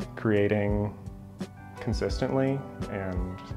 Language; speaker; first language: English; native; English